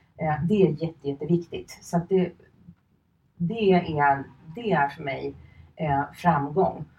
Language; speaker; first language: Swedish; early bilingual, other home language; Finnish